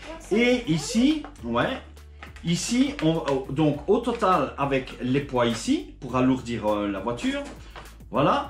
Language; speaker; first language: French; native; French